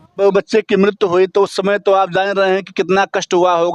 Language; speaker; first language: Hindi; native; Hindi